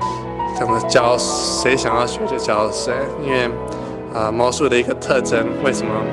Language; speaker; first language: Chinese; early bilingual, heritage; Chinese